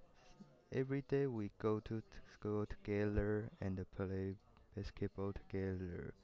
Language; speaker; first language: English; non-native, learner; Chinese